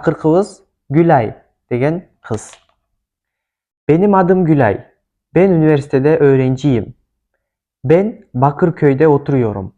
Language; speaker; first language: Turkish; non-native, fluent; Kyrgyz